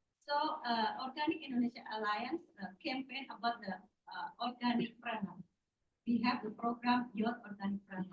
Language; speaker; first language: English; non-native, learner; Indonesian